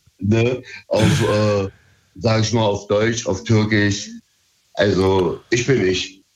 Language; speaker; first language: German; early bilingual, other home language; Turkish